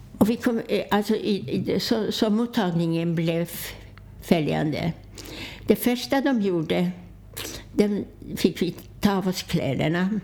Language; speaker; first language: Swedish; non-native, fluent; Polish